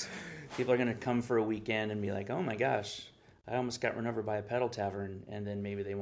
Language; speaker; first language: English; native; English